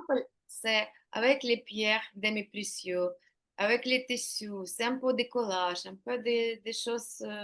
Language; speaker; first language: French; non-native, learner; Ukrainian